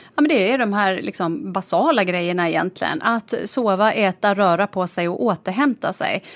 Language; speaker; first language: Swedish; native; Swedish